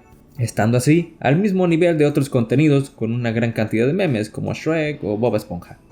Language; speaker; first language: Spanish; native; Spanish